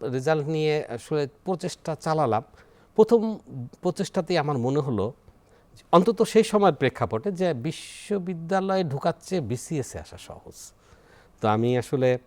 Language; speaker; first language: Bangla; native; Bangla